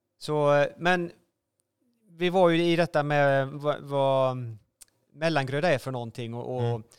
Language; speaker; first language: Swedish; native; Swedish